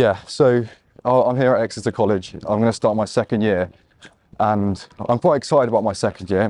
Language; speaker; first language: English; native; English